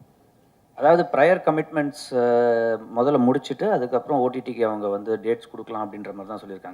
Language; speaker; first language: Tamil; native; Tamil